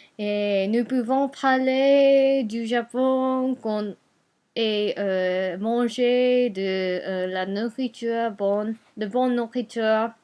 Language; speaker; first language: French; non-native, learner; Japanese